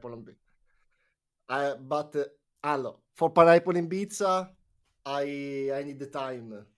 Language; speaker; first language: English; non-native, learner; Italian